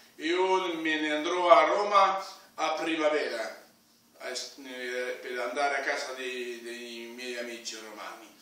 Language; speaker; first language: Italian; non-native, fluent; Spanish